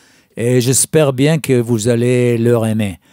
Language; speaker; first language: French; non-native, fluent; Hebrew